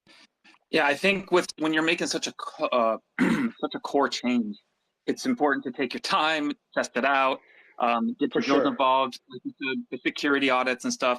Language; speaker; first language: English; native; English